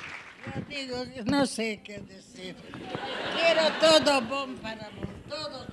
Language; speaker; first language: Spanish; non-native, learner; Hungarian